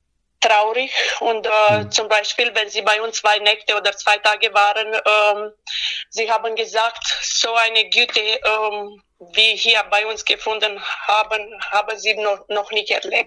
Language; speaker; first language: German; non-native, learner; Romanian